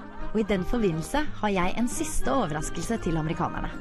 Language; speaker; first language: Norwegian; native; Norwegian